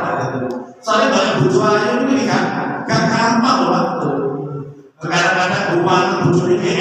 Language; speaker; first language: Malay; non-native, local second language; Javanese